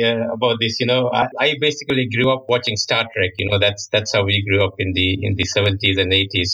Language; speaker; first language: English; non-native, local second language; Tamil